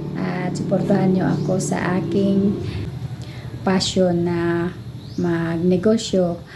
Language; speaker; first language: Filipino; non-native, local second language; Kinaray-a